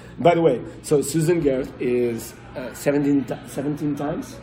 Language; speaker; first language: English; non-native, fluent; Portuguese